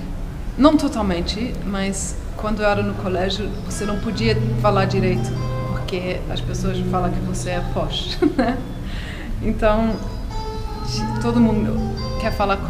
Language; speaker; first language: Portuguese; early bilingual, heritage; Portuguese